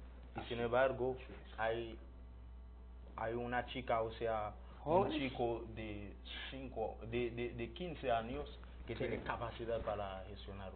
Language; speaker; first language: Spanish; non-native, learner; Haitian Creole